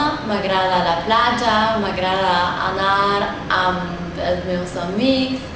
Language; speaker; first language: Catalan; non-native, learner; German